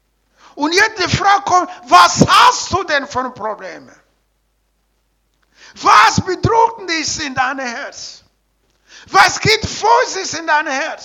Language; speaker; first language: German; non-native, learner; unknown